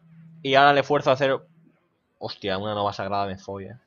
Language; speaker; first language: Spanish; native; Spanish